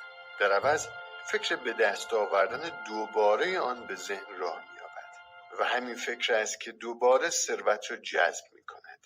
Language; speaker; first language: Persian; native; Persian